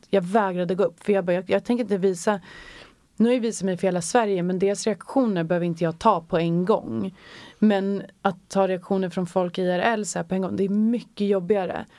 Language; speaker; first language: Swedish; native; Swedish